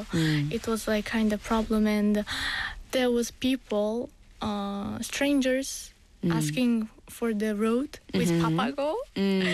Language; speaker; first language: English; non-native, fluent; Uzbek